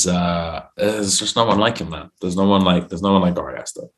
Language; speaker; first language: English; native; English